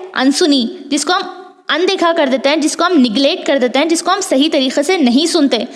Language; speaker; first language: Urdu; native; Urdu